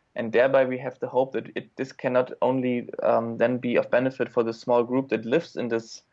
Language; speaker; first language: English; non-native, fluent; German